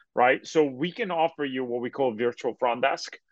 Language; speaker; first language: English; non-native, fluent; Italian